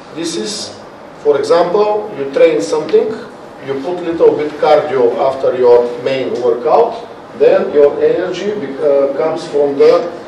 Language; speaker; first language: English; non-native, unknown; Bulgarian